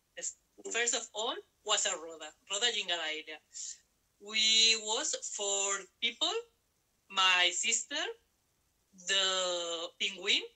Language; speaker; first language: English; non-native, learner; Spanish